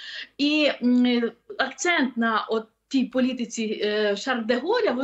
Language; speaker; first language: Ukrainian; native; Ukrainian